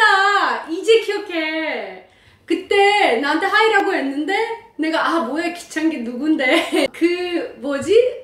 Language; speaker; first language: Korean; non-native, learner; Persian